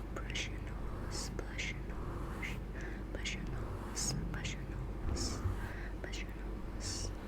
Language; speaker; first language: English; non-native, learner; Thai